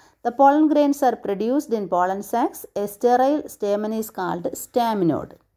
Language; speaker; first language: English; non-native, local second language; Malayalam